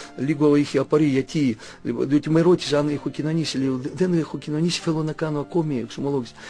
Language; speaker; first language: Greek; non-native, fluent; Russian